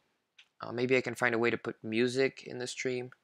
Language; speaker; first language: English; non-native, fluent; French